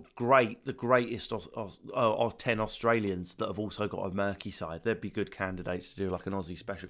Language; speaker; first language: English; native; English